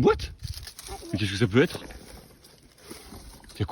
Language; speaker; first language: French; native; French